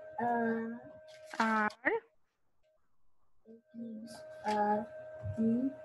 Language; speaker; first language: English; non-native, learner; Spanish